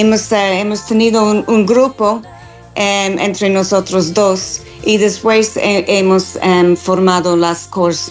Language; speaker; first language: Spanish; non-native, fluent; English